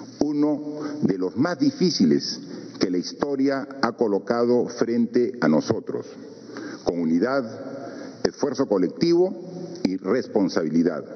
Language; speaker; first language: Spanish; native; Spanish